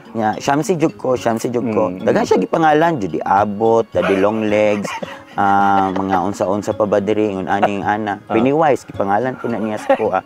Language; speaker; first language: Cebuano; native; Cebuano